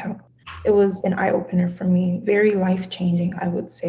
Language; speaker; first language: English; non-native, fluent; Samoan